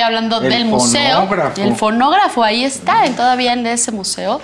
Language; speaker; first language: Spanish; native; Spanish